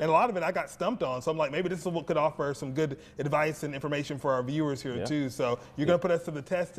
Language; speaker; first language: English; native; English